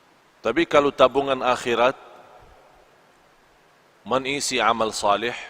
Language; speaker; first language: Indonesian; non-native, fluent; Arabic